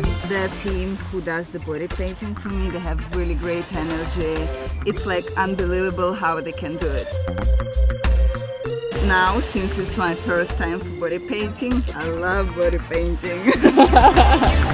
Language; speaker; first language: English; non-native, fluent; Russian